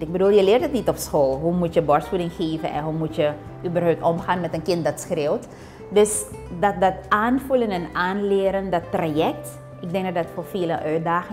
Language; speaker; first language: Dutch; native; Dutch